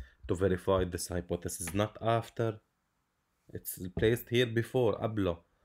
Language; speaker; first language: English; non-native, local second language; Arabic